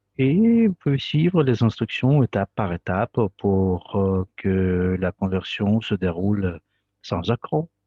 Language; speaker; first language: French; non-native, fluent; Russian